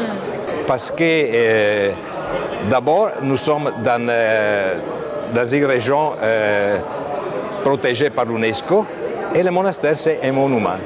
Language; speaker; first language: French; non-native, fluent; Italian